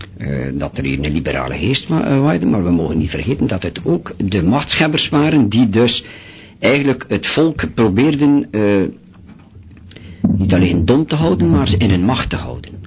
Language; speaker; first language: Dutch; native; Dutch